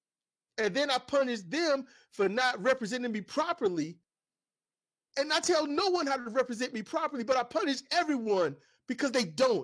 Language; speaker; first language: English; native; English